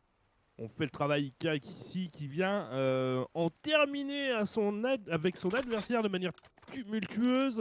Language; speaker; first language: French; native; French